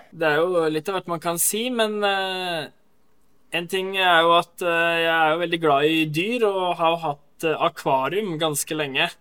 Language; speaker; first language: Norwegian; native; Norwegian